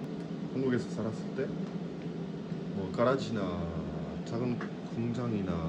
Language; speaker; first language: Korean; non-native, learner; French